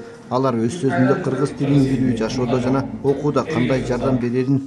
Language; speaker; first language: Kyrgyz; native; Kyrgyz